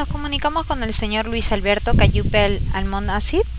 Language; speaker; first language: Spanish; native; Spanish